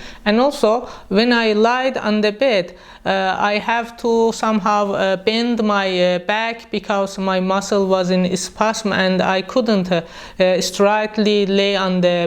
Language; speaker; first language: English; non-native, learner; Persian